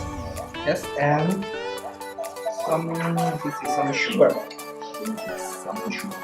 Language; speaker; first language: English; non-native, learner; Korean